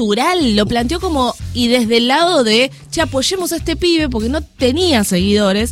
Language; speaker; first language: Spanish; native; Spanish